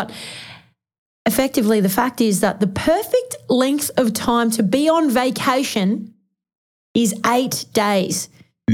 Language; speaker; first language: English; native; English